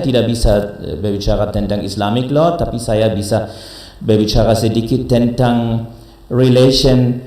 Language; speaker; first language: Indonesian; non-native, learner; German